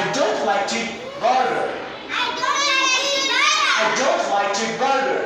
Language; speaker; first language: English; non-native, fluent; Bangla